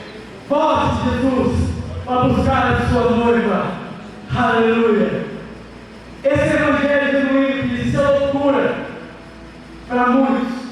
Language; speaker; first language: Portuguese; native; Portuguese